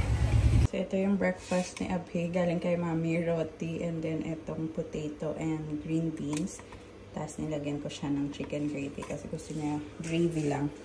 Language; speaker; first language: Filipino; non-native, local second language; Hiligaynon